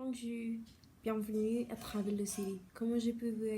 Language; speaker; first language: French; non-native, learner; Spanish